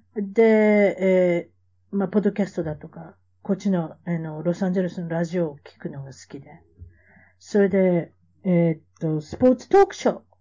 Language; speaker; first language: Japanese; native; Japanese